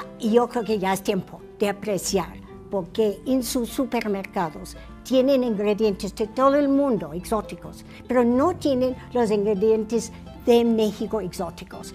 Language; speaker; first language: Spanish; non-native, fluent; English